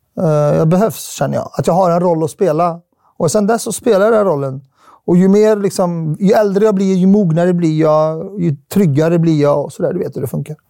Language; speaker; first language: Swedish; early bilingual, other home language; Arabic